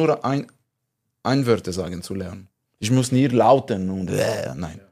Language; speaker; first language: German; non-native, local second language; French